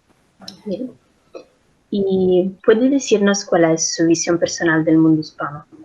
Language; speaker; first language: Spanish; non-native, learner; Italian